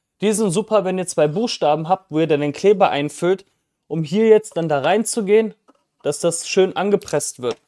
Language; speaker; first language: German; native; German